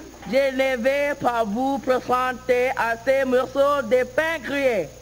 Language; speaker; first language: French; non-native, learner; English